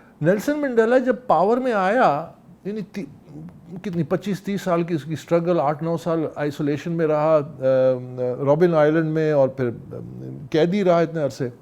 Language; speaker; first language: Urdu; non-native, local second language; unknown